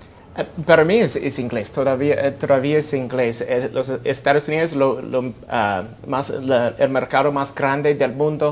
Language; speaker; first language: Spanish; non-native, fluent; English